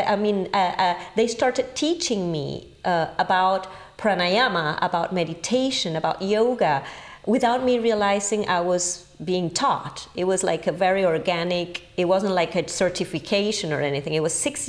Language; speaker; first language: English; non-native, fluent; Spanish